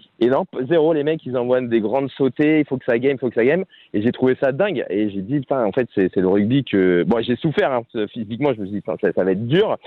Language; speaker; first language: French; native; French